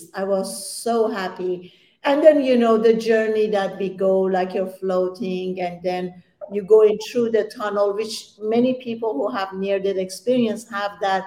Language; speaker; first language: English; non-native, fluent; Persian